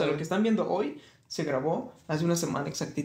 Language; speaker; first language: Spanish; native; Spanish